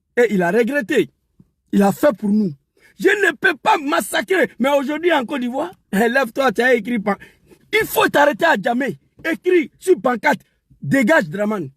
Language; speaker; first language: French; non-native, local second language; Dyula